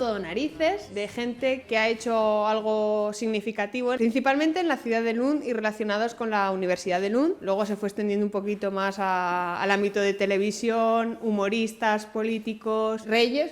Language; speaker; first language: Spanish; native; Spanish